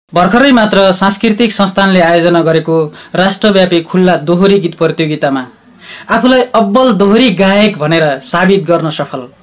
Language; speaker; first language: Nepali; native; Nepali